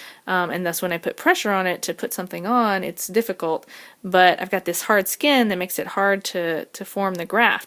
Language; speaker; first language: English; native; English